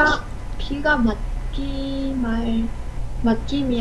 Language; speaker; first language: Korean; non-native, learner; Vietnamese